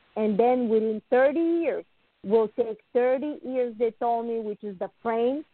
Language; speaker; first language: English; non-native, fluent; Bulgarian